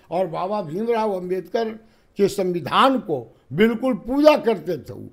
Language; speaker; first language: Hindi; native; Hindi